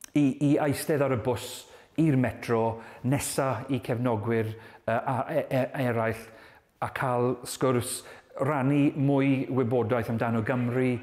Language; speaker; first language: Welsh; non-native, learner; English